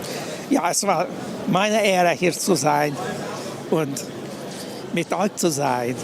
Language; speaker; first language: German; non-native, fluent; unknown